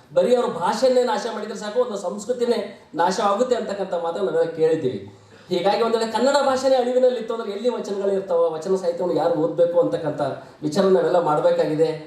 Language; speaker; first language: Kannada; native; Kannada